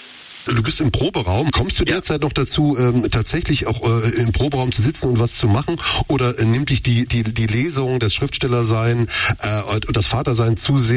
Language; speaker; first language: German; native; German